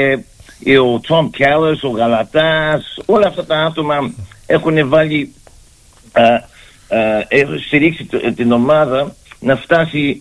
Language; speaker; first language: Greek; early bilingual, heritage; Greek